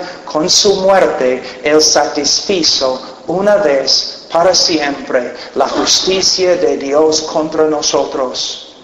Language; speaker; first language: Spanish; non-native, fluent; English